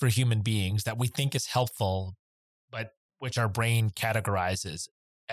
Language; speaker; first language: English; native; English